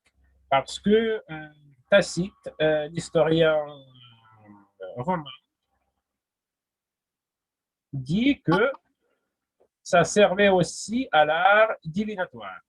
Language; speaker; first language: French; non-native, fluent; Russian